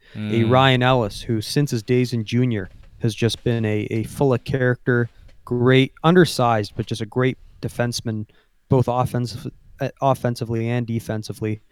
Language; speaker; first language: English; native; English